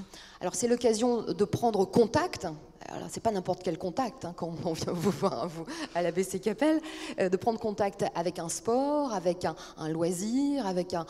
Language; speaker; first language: French; native; French